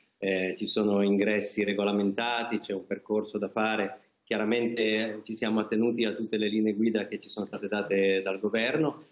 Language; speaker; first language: Italian; native; Italian